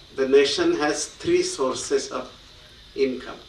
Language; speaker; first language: English; non-native, local second language; Marathi